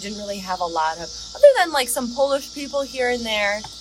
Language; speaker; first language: English; early bilingual, other home language; Serbian